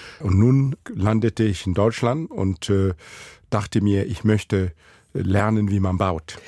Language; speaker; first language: German; non-native, fluent; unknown